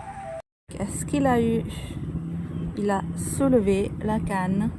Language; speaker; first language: French; non-native, fluent; Thai